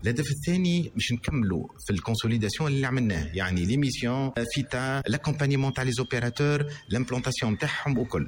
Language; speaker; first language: Arabic; native; Arabic